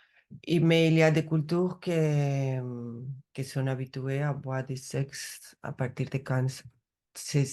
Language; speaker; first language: French; non-native, learner; Spanish